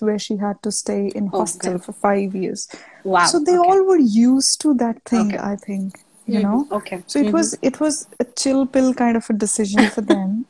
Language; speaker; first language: English; non-native, local second language; Punjabi